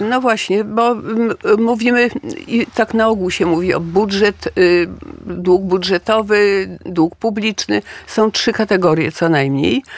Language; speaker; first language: Polish; native; Polish